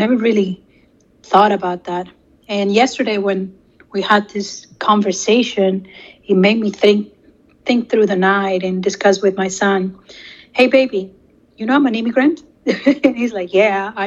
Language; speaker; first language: English; non-native, fluent; Spanish